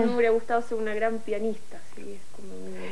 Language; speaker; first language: Spanish; native; Spanish